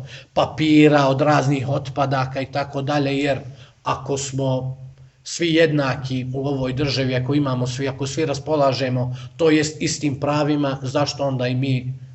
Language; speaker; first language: Bosnian; native; Bosnian